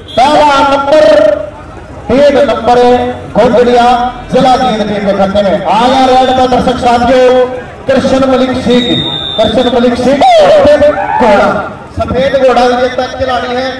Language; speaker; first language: Hindi; native; Hindi